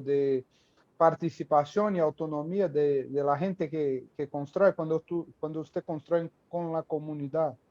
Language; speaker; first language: Spanish; non-native, learner; Portuguese